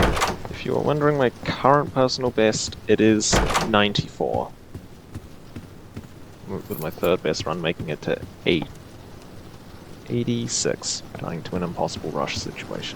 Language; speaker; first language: English; native; English